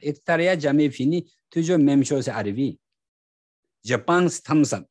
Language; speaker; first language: French; non-native, learner; Tibetan